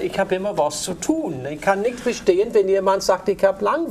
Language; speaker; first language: German; non-native, fluent; English